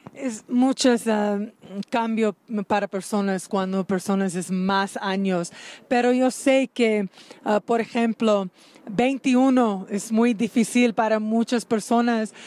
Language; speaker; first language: Spanish; non-native, learner; English